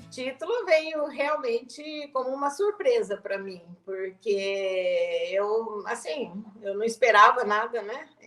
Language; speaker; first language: Portuguese; native; Portuguese